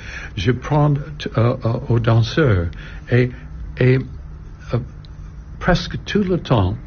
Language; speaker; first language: French; non-native, learner; English